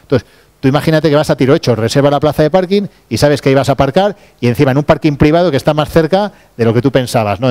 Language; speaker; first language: Spanish; native; Spanish